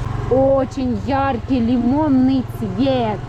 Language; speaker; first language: Russian; native; Russian